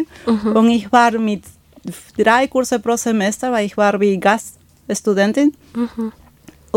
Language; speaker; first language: German; non-native, fluent; Spanish